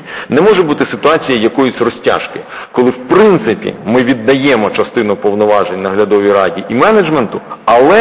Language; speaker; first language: Ukrainian; native; Ukrainian